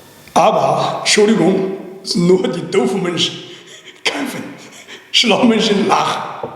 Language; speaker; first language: German; non-native, learner; Chinese